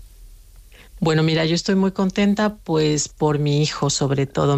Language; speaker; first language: Spanish; native; Spanish